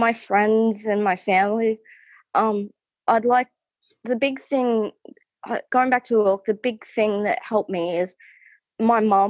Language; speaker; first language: English; native; English